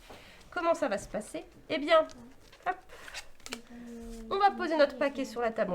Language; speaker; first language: French; native; French